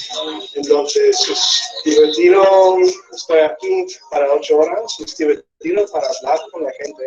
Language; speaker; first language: Spanish; non-native, fluent; English